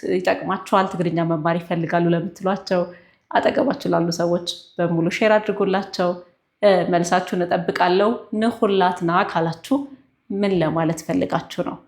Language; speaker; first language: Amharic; non-native, local second language; Tigrinya